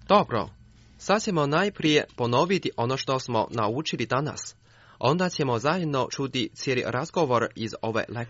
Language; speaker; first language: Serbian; non-native, fluent; Chinese